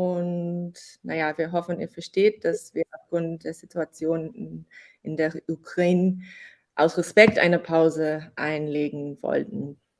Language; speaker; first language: German; non-native, fluent; English